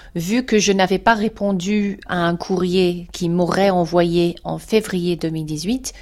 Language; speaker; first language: French; non-native, fluent; English